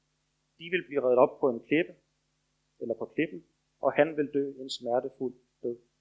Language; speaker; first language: Danish; native; Danish